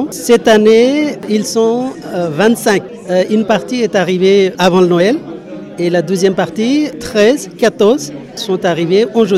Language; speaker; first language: French; non-native, fluent; Nepali